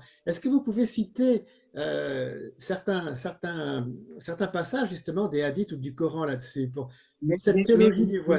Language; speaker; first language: French; native; French